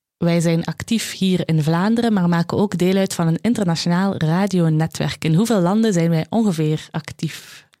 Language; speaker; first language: Dutch; native; Dutch